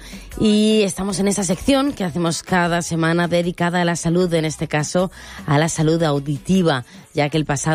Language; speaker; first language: Spanish; native; Spanish